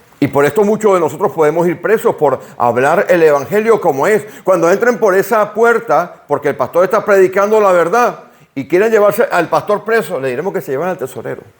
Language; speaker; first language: Spanish; native; Spanish